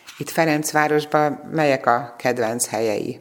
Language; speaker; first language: Hungarian; native; Hungarian